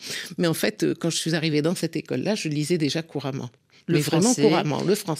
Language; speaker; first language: French; non-native, local second language; Arabic